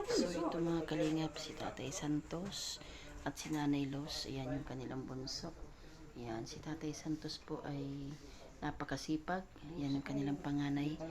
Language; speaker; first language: Filipino; non-native, local second language; Cebuano